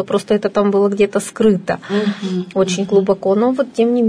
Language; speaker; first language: Russian; native; Russian